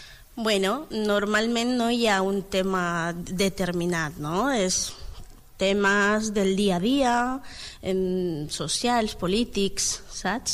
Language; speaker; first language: Catalan; non-native, learner; Spanish